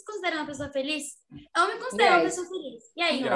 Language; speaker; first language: Portuguese; native; Portuguese